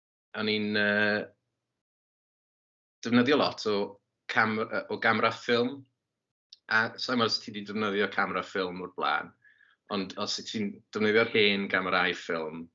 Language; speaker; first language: Welsh; native; Welsh